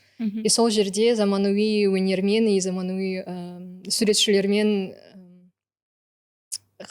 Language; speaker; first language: Kazakh; non-native, local second language; Russian